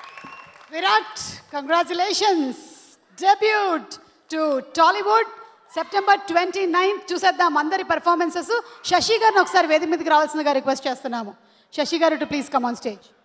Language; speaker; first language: Telugu; native; Telugu